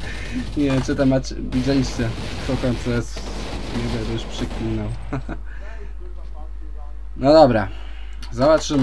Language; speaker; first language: Polish; native; Polish